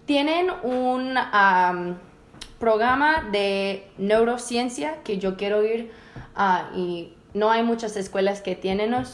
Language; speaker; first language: Spanish; early bilingual, heritage; Spanish